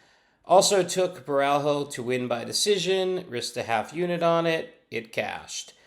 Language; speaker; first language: English; native; English